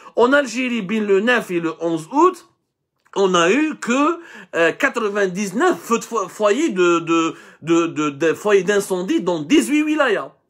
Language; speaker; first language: French; non-native, local second language; Arabic